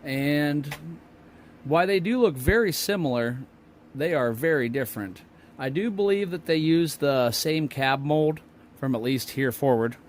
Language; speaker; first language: English; native; English